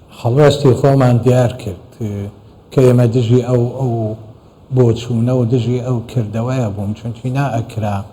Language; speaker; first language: Central Kurdish; non-native, local second language; Assyrian Neo-Aramaic